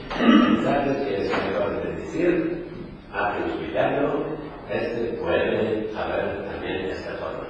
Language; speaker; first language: Spanish; non-native, fluent; Polish